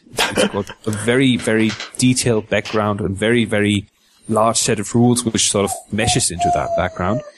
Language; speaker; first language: English; non-native, fluent; German